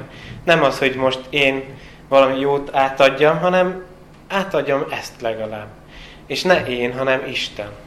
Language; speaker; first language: Hungarian; non-native, fluent; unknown